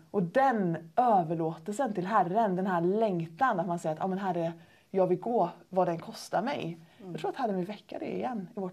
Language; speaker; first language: Swedish; native; Swedish